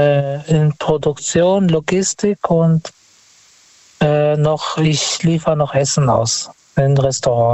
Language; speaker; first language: German; non-native, fluent; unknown